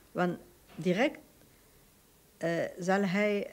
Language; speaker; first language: Dutch; non-native, local second language; French